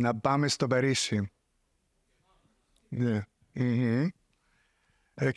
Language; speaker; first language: Greek; non-native, fluent; English